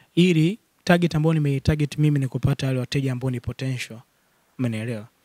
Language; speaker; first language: Swahili; native; Swahili